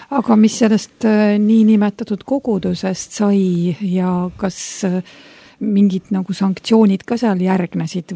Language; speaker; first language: Estonian; native; Estonian